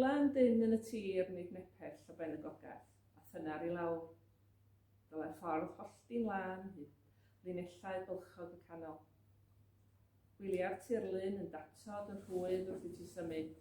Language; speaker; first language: Welsh; native; Welsh